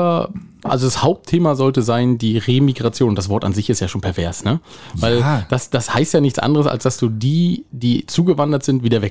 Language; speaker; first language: German; native; German